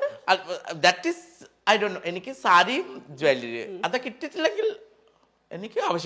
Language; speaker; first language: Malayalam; non-native, fluent; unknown